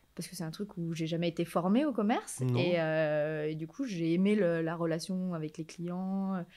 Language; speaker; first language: French; native; French